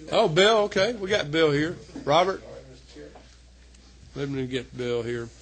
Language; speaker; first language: English; native; English